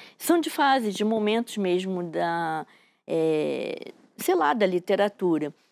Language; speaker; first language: Portuguese; native; Portuguese